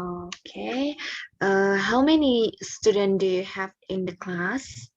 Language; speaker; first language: English; non-native, learner; Indonesian